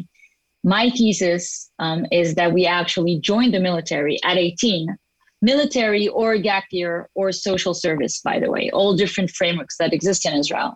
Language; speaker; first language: English; non-native, fluent; Hebrew